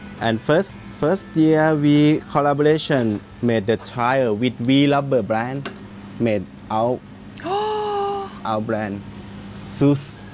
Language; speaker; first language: English; non-native, learner; Thai